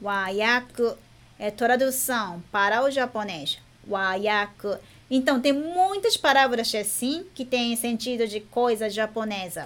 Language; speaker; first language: Portuguese; non-native, fluent; Japanese